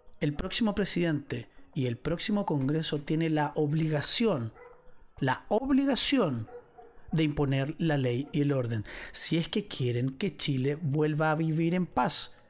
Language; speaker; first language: Spanish; native; Spanish